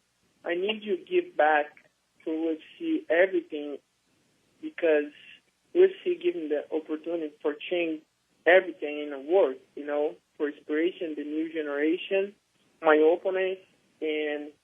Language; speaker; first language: English; non-native, learner; Portuguese